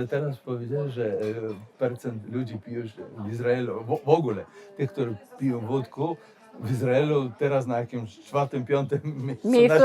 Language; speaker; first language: Polish; non-native, learner; Hebrew